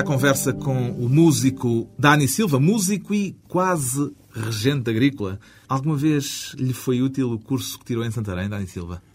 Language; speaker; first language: Portuguese; native; Portuguese